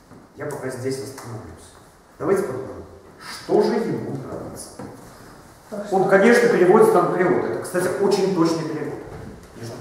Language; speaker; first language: Russian; native; Russian